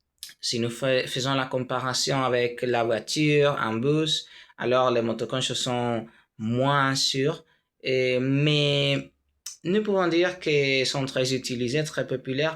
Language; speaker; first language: French; non-native, learner; Spanish